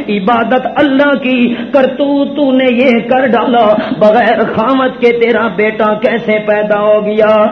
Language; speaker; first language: Urdu; non-native, local second language; Punjabi